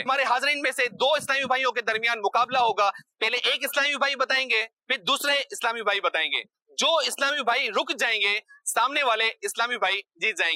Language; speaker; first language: Urdu; native; Urdu